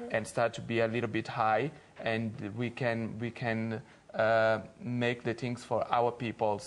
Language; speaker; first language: English; non-native, fluent; Portuguese